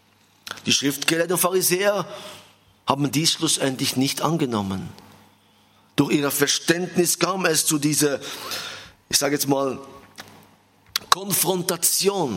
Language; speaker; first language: German; non-native, fluent; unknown